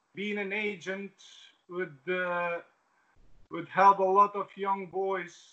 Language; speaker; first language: English; non-native, fluent; Albanian